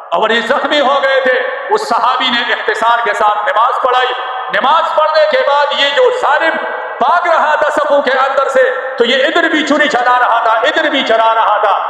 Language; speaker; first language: Urdu; non-native, local second language; Pashto